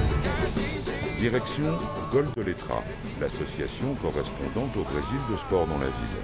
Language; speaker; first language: French; native; French